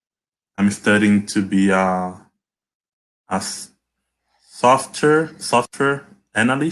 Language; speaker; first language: English; non-native, learner; Portuguese